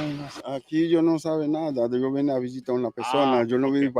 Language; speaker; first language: Spanish; non-native, learner; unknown